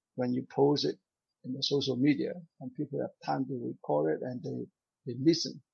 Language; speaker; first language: English; non-native, fluent; Vietnamese